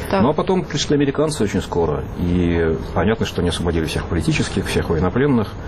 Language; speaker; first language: Russian; native; Russian